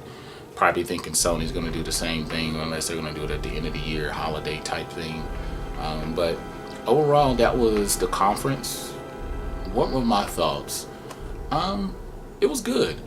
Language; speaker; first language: English; native; English